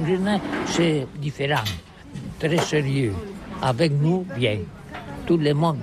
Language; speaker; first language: French; non-native, learner; Catalan